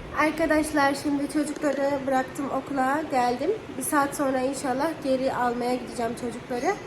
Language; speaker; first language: Turkish; non-native, fluent; Urdu